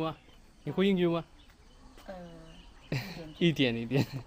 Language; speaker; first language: Chinese; non-native, learner; Urdu